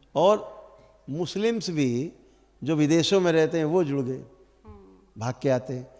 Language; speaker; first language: Hindi; native; Hindi